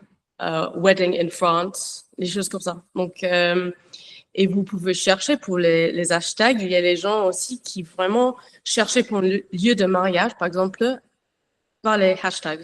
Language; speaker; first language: French; non-native, learner; English